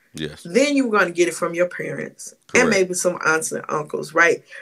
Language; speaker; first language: English; native; English